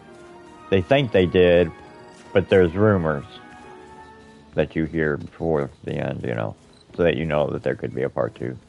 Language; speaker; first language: English; native; English